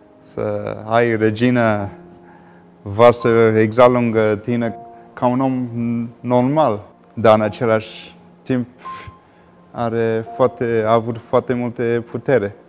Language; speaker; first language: Romanian; non-native, fluent; English